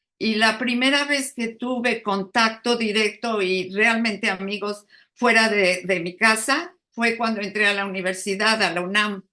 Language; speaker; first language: Spanish; native; Spanish